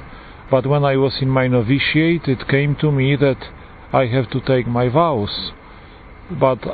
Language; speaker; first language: English; non-native, fluent; Polish